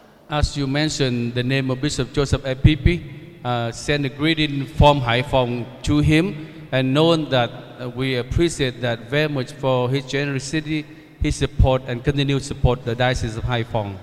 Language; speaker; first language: English; non-native, fluent; Vietnamese